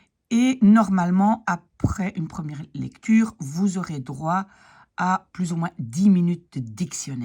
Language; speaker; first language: French; native; French